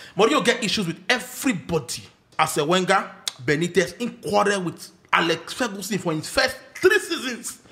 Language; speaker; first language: Nigerian Pidgin; non-native, local second language; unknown